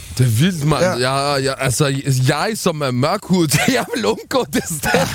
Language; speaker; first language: Danish; early bilingual, other home language; Somali